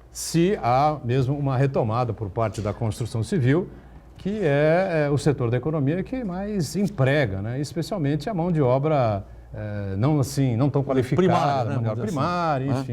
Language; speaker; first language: Portuguese; native; Portuguese